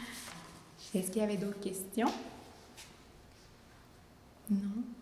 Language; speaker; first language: French; native; French